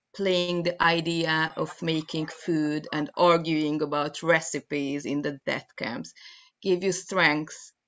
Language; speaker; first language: English; non-native, fluent; Hungarian